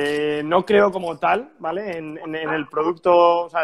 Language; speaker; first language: Spanish; native; Spanish